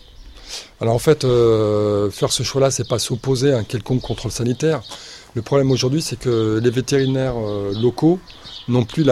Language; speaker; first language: French; native; French